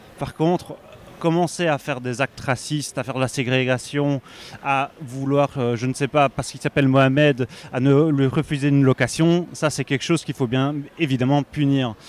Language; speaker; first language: French; native; French